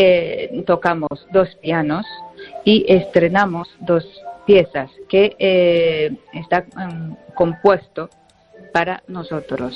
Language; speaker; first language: Spanish; non-native, fluent; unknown